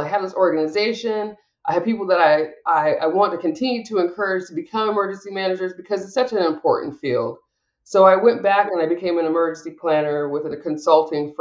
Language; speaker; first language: English; native; English